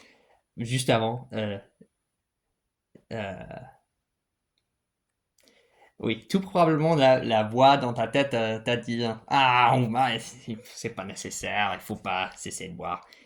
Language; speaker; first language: French; non-native, fluent; English